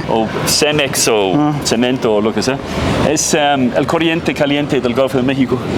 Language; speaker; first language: Spanish; non-native, fluent; English